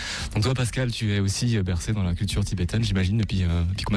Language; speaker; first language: French; native; French